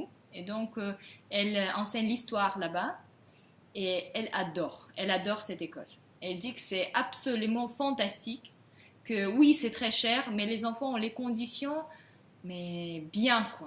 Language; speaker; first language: French; non-native, fluent; Russian